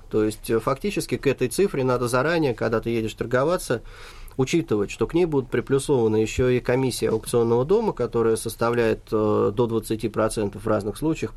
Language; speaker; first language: Russian; native; Russian